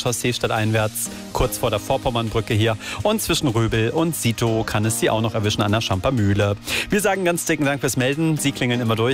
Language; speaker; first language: German; native; German